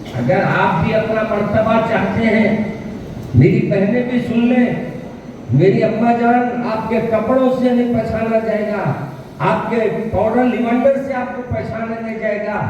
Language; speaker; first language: Urdu; native; Urdu